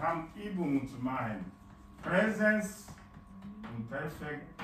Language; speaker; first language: German; non-native, fluent; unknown